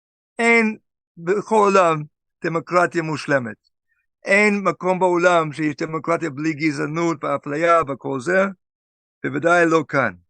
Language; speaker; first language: Hebrew; non-native, fluent; English